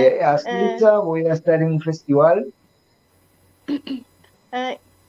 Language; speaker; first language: Russian; non-native, fluent; Spanish